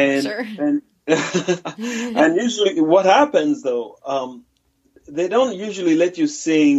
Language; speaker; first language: English; non-native, local second language; Ganda